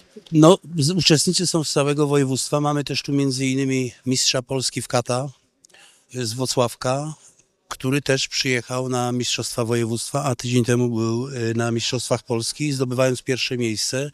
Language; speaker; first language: Polish; native; Polish